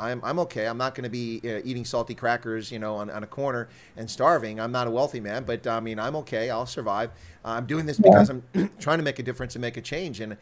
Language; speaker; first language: English; native; English